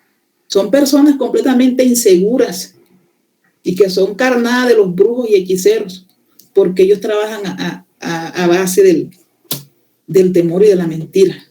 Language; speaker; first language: Spanish; native; Spanish